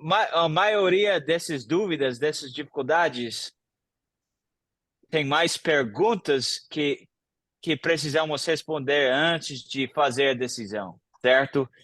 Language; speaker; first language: Portuguese; non-native, fluent; English